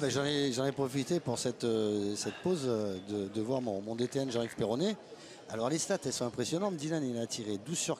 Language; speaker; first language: French; native; French